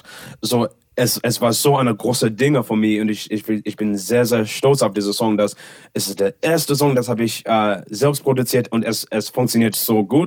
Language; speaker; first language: German; non-native, learner; English